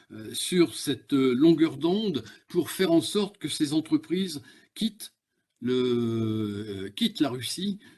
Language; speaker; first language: French; native; French